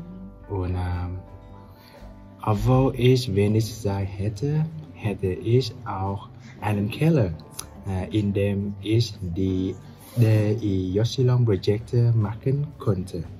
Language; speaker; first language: German; non-native, learner; Vietnamese